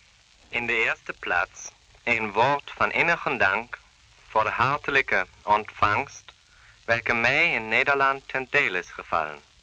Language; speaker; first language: Dutch; non-native, fluent; German